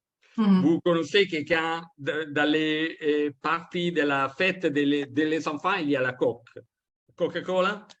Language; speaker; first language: French; non-native, learner; Italian